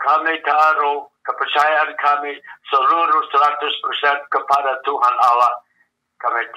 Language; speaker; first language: Indonesian; non-native, fluent; English